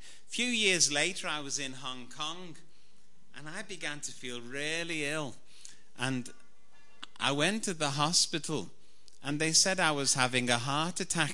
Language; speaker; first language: English; native; English